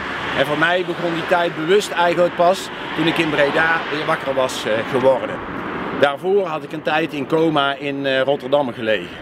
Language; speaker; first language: Dutch; native; Dutch